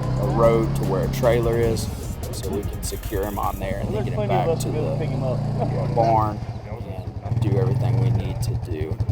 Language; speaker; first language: English; native; English